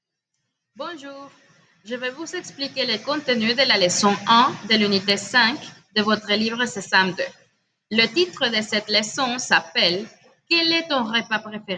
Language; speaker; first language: French; non-native, fluent; Spanish